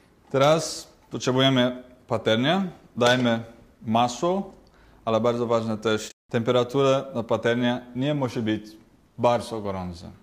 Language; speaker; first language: Polish; non-native, learner; Portuguese